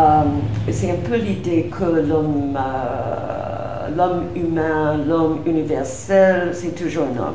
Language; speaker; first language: French; non-native, fluent; English